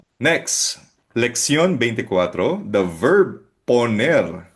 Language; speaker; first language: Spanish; non-native, fluent; Filipino